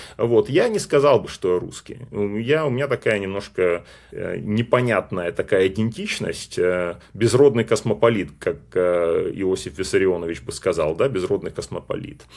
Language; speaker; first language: Russian; native; Russian